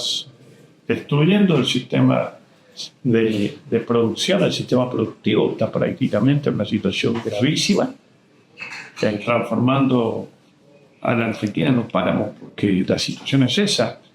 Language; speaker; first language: Spanish; native; Spanish